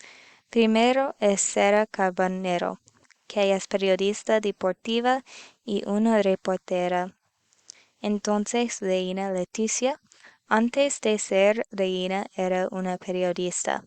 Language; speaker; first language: Spanish; non-native, learner; English